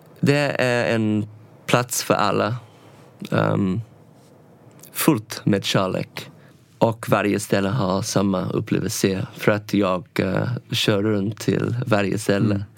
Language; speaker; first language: Swedish; non-native, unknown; English